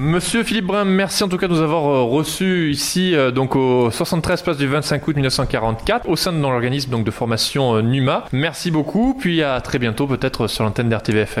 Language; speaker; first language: French; native; French